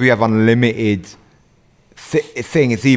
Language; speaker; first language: English; native; English